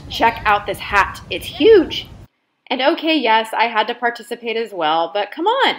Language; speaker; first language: English; native; English